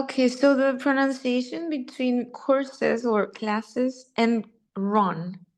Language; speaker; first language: English; non-native, fluent; Spanish